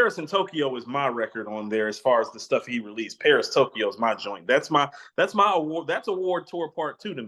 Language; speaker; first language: English; native; English